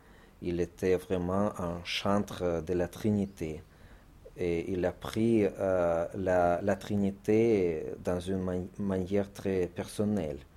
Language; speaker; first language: French; non-native, fluent; Russian